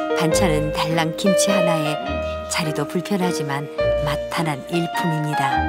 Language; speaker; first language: Korean; native; Korean